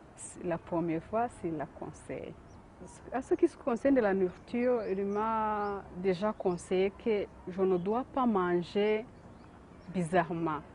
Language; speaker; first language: French; non-native, local second language; Kinyarwanda